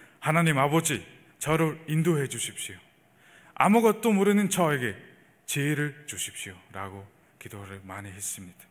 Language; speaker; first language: Korean; non-native, fluent; Mongolian